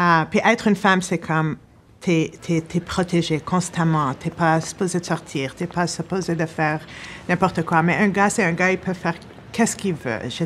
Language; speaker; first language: French; early bilingual, heritage; French